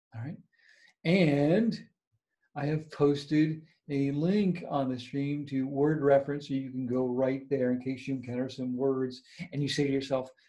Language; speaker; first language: English; native; English